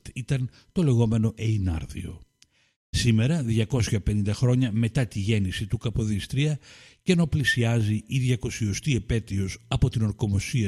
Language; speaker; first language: Greek; native; Greek